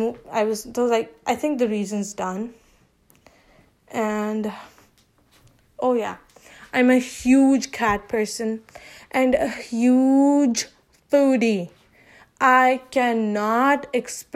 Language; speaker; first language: English; non-native, local second language; Urdu